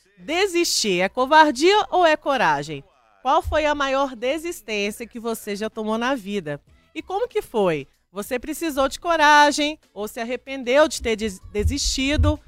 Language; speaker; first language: Portuguese; native; Portuguese